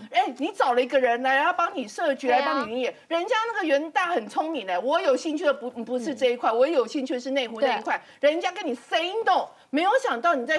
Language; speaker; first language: Chinese; native; Chinese